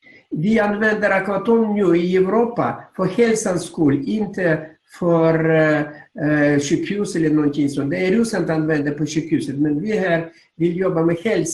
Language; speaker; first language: Swedish; non-native, learner; Russian